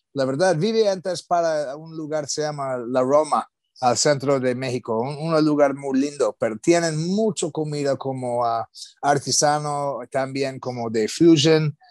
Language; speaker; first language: Spanish; non-native, learner; English